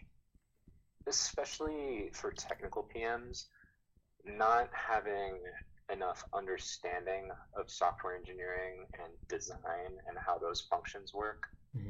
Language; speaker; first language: English; native; English